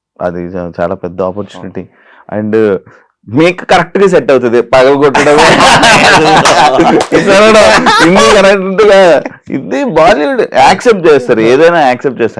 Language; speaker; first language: Telugu; native; Telugu